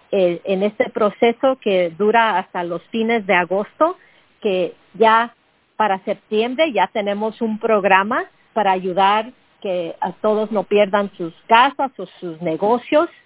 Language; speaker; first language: Spanish; early bilingual, heritage; Spanish